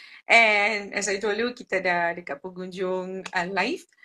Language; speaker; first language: English; non-native, local second language; Tamil